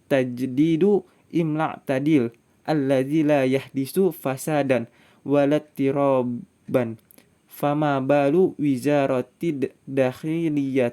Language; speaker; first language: Arabic; non-native, learner; Indonesian